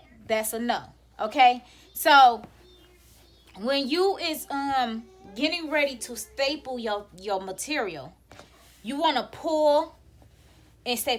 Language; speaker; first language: English; native; English